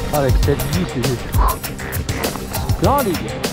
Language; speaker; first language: French; native; French